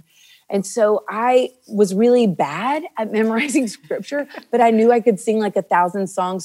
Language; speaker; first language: English; native; English